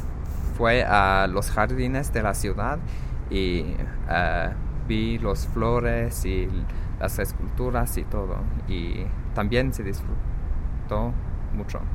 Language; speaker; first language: Spanish; non-native, fluent; English